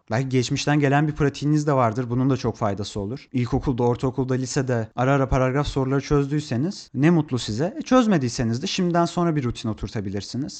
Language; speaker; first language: Turkish; native; Turkish